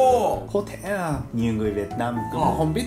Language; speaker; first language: Vietnamese; non-native, learner; Japanese